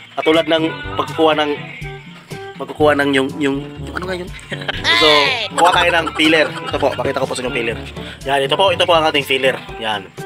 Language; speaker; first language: Filipino; non-native, local second language; Cebuano